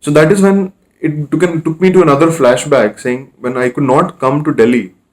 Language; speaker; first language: English; non-native, local second language; Hindi